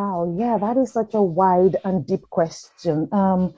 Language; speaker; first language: English; non-native, local second language; Yoruba